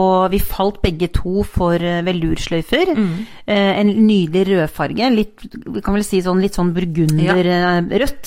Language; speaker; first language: Norwegian; native; Norwegian